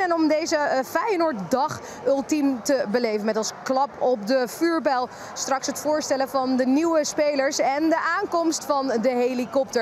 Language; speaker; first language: Dutch; native; Dutch